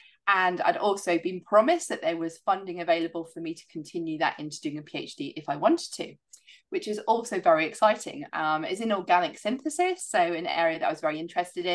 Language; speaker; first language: English; native; English